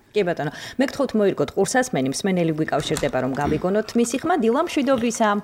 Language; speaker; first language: Georgian; native; Georgian